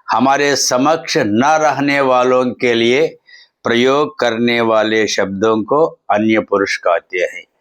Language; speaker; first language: Hindi; non-native, local second language; Telugu